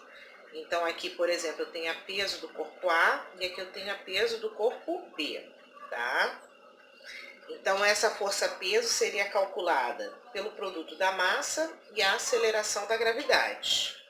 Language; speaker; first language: Portuguese; native; Portuguese